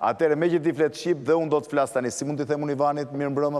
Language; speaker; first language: Albanian; native; Albanian